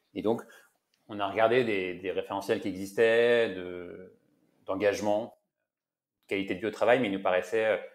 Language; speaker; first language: French; native; French